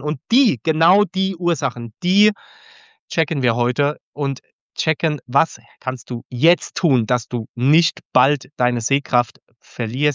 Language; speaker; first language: German; native; German